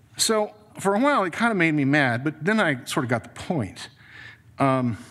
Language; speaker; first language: English; native; English